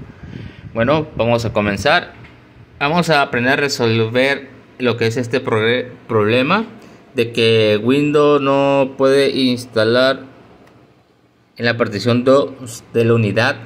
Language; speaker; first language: Spanish; native; Spanish